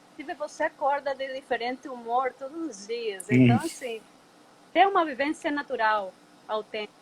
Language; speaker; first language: Portuguese; non-native, fluent; Spanish